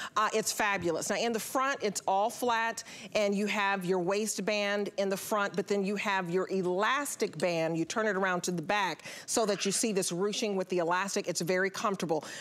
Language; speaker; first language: English; native; English